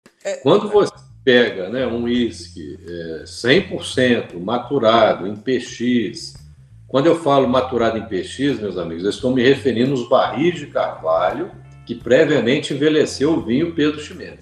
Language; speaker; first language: Portuguese; native; Portuguese